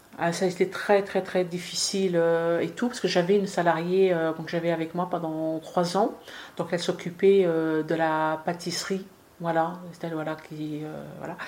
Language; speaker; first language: French; early bilingual, other home language; Arabic